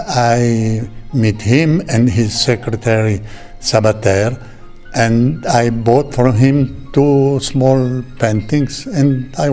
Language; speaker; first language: English; non-native, learner; Italian